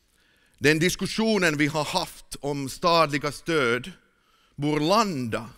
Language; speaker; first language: Swedish; non-native, fluent; Finnish